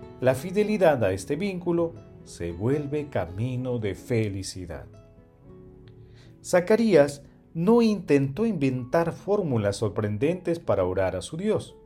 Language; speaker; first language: Spanish; native; Spanish